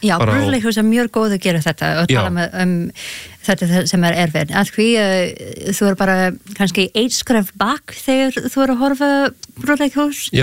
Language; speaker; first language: Icelandic; non-native, learner; English